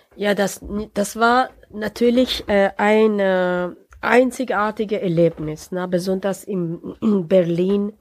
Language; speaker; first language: German; non-native, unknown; Persian